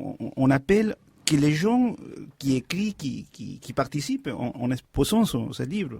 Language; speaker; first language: French; non-native, fluent; Spanish